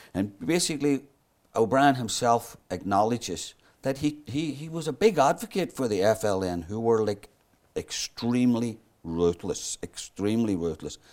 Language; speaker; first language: English; native; English